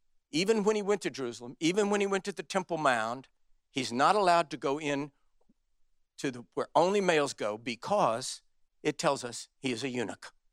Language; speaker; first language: English; native; English